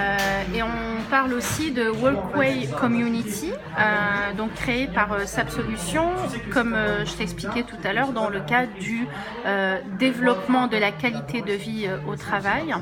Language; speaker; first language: French; native; French